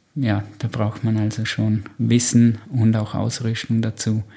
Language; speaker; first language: German; native; German